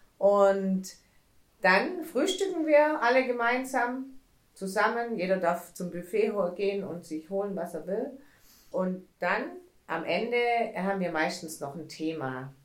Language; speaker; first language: German; native; German